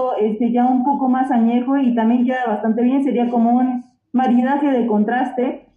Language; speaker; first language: Spanish; native; Spanish